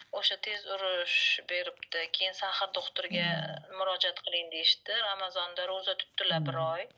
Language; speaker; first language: Uzbek; native; Uzbek